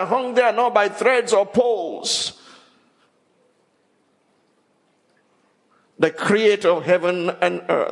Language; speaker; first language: English; non-native, local second language; Yoruba